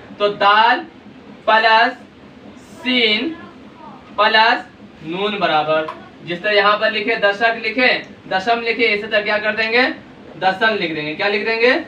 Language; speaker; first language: Hindi; native; Hindi